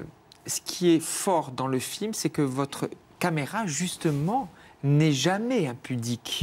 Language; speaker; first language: French; native; French